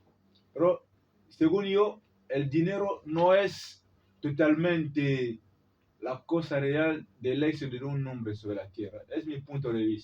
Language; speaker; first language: Spanish; non-native, learner; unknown